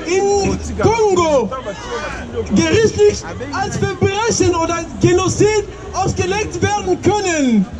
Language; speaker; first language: German; non-native, fluent; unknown